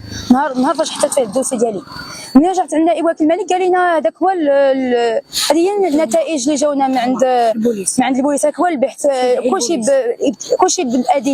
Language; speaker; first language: Arabic; early bilingual, heritage; Arabic